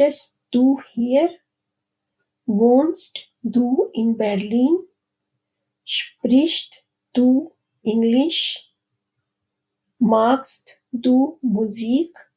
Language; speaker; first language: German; non-native, fluent; Urdu